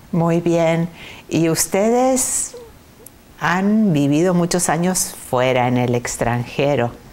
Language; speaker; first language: Spanish; native; Spanish